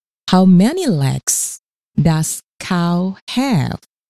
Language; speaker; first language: English; non-native, fluent; Indonesian